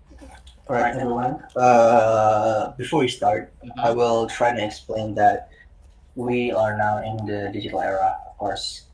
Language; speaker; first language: English; non-native, fluent; Indonesian